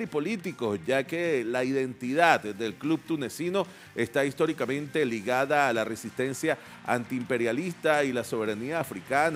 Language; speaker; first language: Spanish; native; Spanish